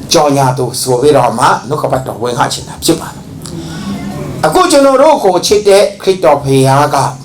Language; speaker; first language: Burmese; non-native, local second language; Hakha Chin